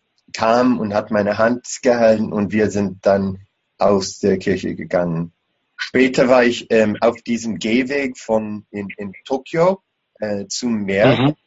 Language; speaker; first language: German; non-native, fluent; English